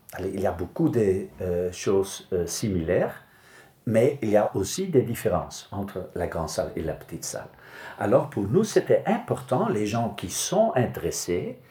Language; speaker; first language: French; non-native, local second language; Dutch